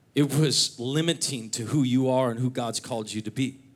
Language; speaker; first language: English; native; English